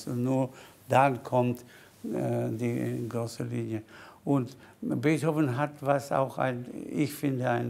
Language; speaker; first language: German; non-native, fluent; Spanish